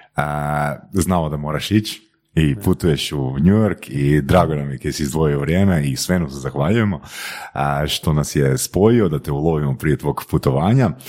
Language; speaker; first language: Croatian; native; Croatian